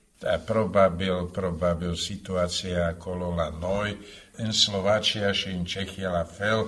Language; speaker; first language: Romanian; non-native, fluent; Slovak